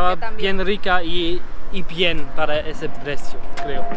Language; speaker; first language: Spanish; non-native, learner; German